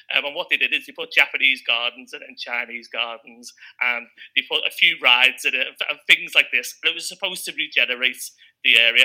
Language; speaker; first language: English; native; English